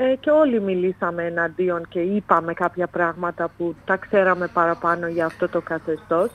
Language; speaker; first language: Greek; non-native, fluent; Persian